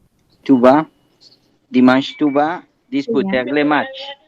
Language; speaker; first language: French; non-native, learner; Spanish